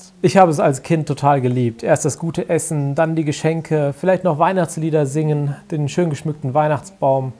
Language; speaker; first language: German; native; German